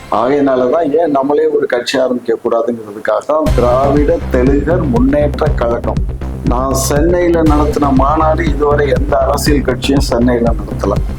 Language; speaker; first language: Tamil; non-native, local second language; Telugu